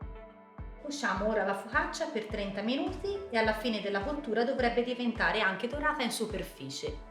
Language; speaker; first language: Italian; native; Italian